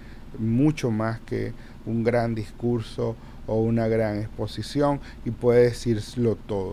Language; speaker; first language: Spanish; native; Spanish